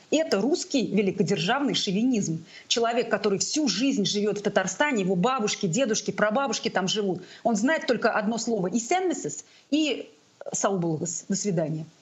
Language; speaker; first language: Russian; non-native, local second language; Tatar